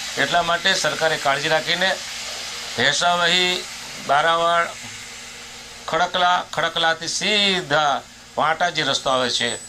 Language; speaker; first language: Gujarati; native; Gujarati